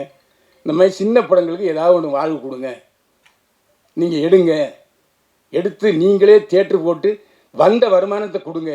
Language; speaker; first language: Tamil; native; Tamil